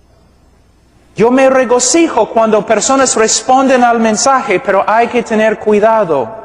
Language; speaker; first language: Spanish; non-native, fluent; English